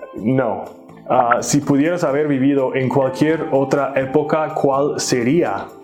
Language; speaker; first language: Spanish; non-native, fluent; English